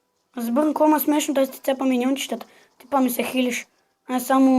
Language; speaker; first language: Bulgarian; native; Bulgarian